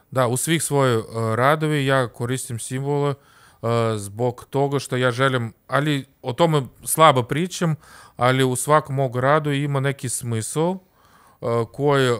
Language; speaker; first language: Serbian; non-native, learner; Russian